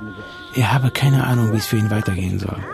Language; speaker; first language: German; native; German